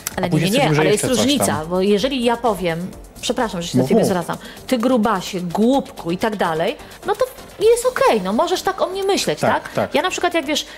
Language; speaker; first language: Polish; native; Polish